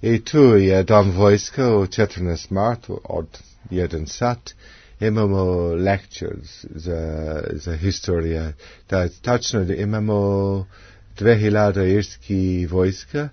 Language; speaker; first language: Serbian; non-native, learner; English